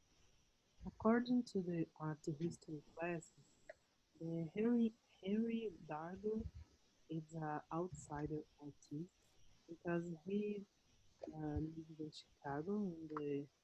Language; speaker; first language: English; non-native, learner; Portuguese